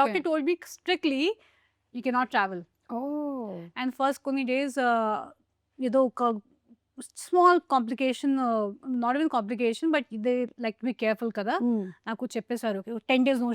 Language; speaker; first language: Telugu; non-native, local second language; Hindi